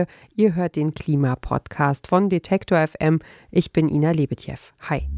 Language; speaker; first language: German; native; German